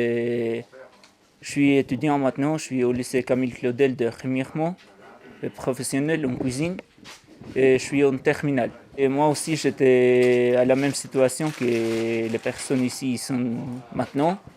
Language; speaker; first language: French; non-native, fluent; Albanian